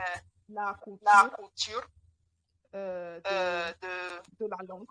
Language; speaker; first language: French; non-native, learner; Yoruba